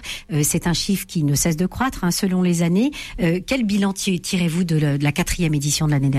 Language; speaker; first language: French; native; French